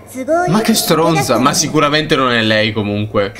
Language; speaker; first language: Italian; native; Italian